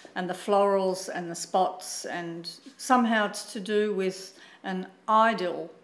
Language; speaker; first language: English; native; English